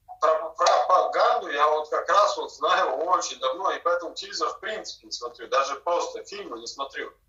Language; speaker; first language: Russian; native; Russian